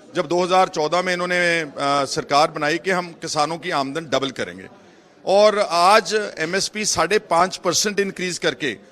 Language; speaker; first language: Hindi; non-native, local second language; Punjabi